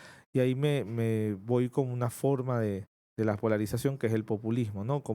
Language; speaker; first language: Spanish; native; Spanish